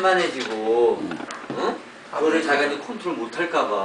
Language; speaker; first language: Korean; native; Korean